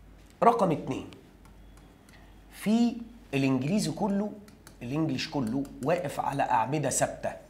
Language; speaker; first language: Arabic; native; Arabic